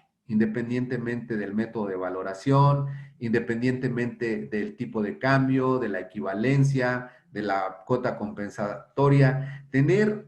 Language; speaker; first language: Spanish; native; Spanish